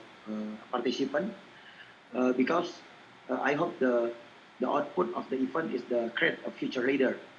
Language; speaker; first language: English; non-native, learner; Indonesian